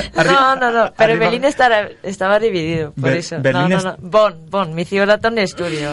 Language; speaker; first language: Spanish; non-native, fluent; German